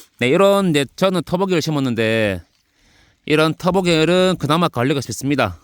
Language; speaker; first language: Korean; native; Korean